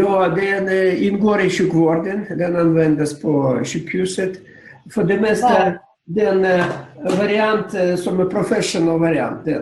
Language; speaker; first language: Swedish; non-native, learner; Russian